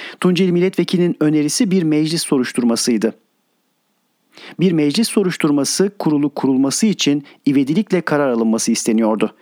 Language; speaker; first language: Turkish; native; Turkish